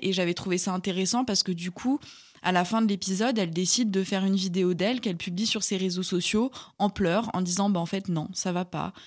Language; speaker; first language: French; native; French